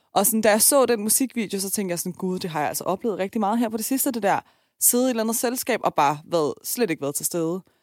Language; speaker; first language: Danish; early bilingual, other home language; Persian